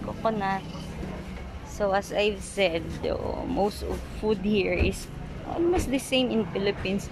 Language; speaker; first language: English; non-native, local second language; Filipino